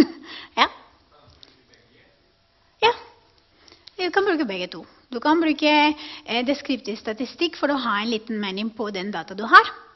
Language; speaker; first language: Norwegian; non-native, fluent; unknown